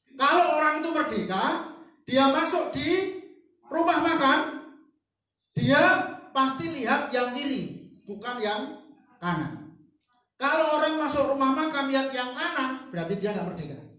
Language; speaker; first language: Indonesian; non-native, local second language; Javanese